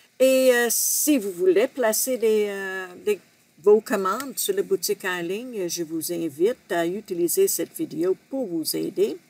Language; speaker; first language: French; native; French